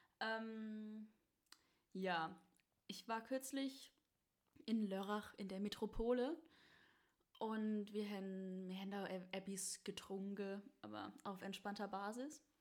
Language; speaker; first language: German; native; German